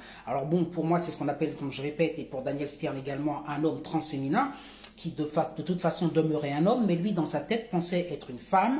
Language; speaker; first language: French; native; French